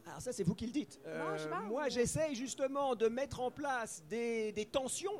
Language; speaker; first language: French; native; French